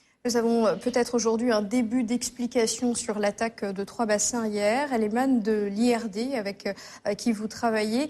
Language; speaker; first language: French; native; French